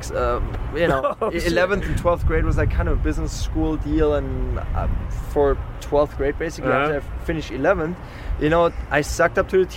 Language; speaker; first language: English; non-native, fluent; German